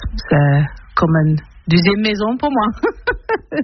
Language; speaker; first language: French; non-native, learner; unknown